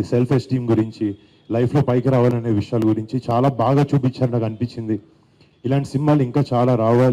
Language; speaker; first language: Telugu; native; Telugu